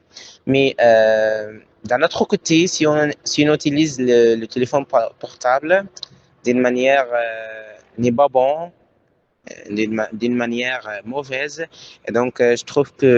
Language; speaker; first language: French; non-native, learner; Arabic